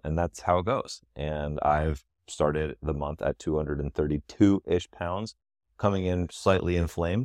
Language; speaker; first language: English; native; English